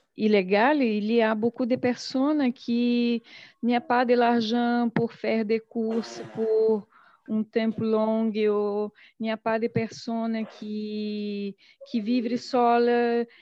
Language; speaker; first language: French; non-native, learner; Portuguese